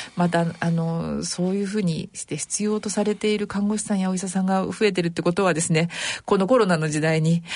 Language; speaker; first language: Japanese; native; Japanese